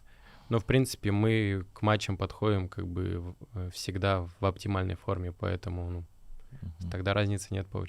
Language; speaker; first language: Russian; native; Russian